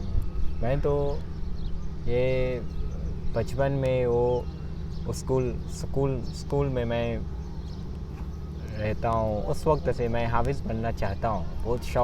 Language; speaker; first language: Hindi; non-native, learner; Burmese